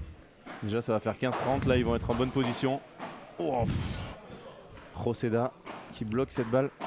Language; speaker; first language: French; native; French